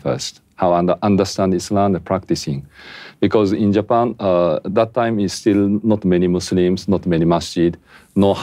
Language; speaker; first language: English; non-native, fluent; Japanese